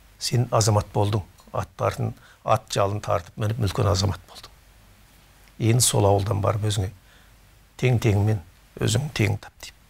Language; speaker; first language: Kazakh; native; Kazakh